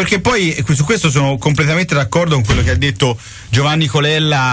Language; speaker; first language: Italian; native; Italian